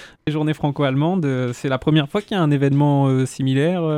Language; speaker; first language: French; native; French